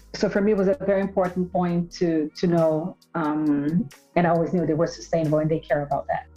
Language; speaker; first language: English; non-native, fluent; Portuguese